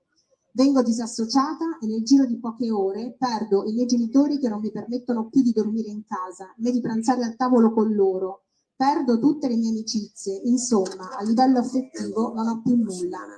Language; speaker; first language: Italian; native; Italian